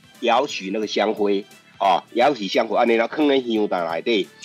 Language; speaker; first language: Chinese; native; Chinese